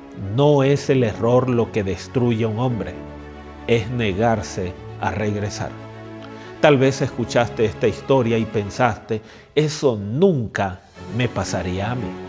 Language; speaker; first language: Spanish; native; Spanish